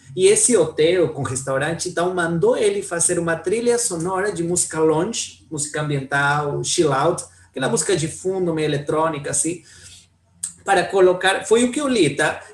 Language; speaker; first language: Portuguese; non-native, fluent; Spanish